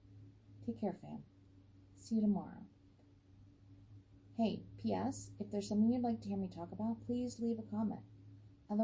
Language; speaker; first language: English; native; English